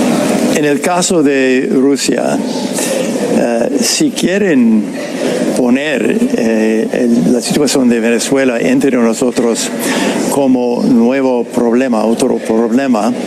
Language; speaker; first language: Spanish; non-native, fluent; English